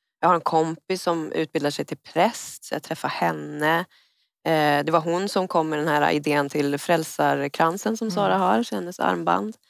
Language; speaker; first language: Swedish; native; Swedish